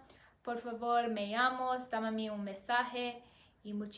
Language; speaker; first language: Spanish; non-native, learner; English